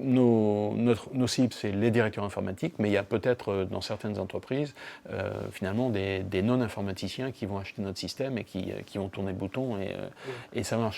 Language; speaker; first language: French; native; French